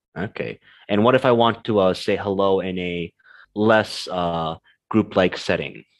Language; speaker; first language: English; native; English